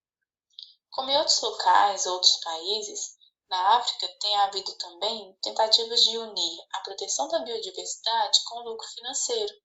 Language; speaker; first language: Portuguese; native; Portuguese